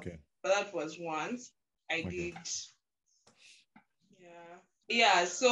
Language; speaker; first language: English; non-native, local second language; Ganda